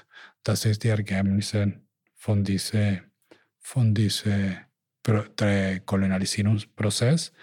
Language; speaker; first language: German; non-native, learner; Spanish